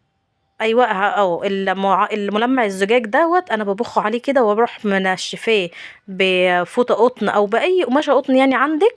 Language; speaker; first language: Arabic; native; Arabic